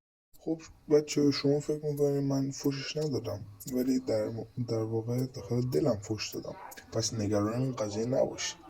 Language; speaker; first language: Persian; native; Persian